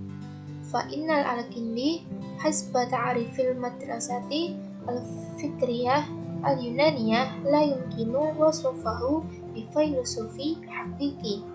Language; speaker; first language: Arabic; non-native, learner; Indonesian